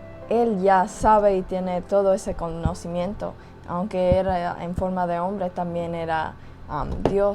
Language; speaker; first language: Spanish; early bilingual, heritage; English